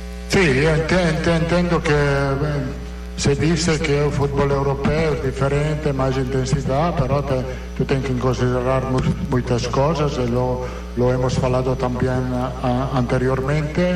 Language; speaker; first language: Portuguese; non-native, learner; Italian